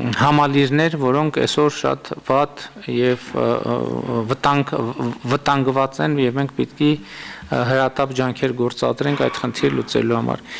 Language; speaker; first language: Armenian; native; Armenian